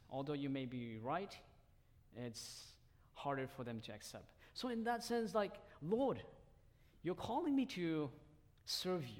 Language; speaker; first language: English; non-native, fluent; Tedim Chin